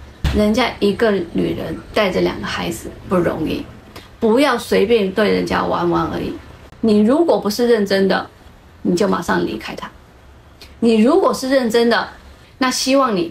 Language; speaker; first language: Chinese; native; Chinese